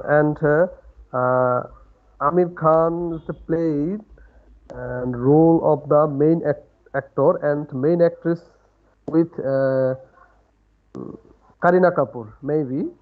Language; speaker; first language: English; non-native, learner; Bangla